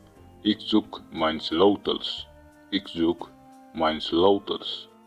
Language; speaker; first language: Dutch; non-native, fluent; Tigrinya